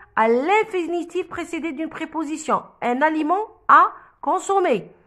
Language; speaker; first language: French; non-native, local second language; Arabic